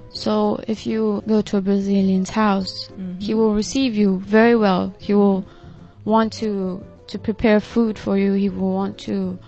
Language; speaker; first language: English; non-native, fluent; Portuguese